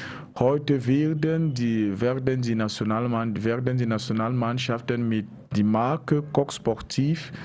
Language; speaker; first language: German; non-native, learner; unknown